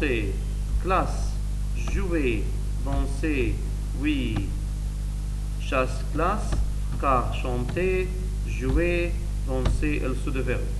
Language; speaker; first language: French; non-native, learner; Arabic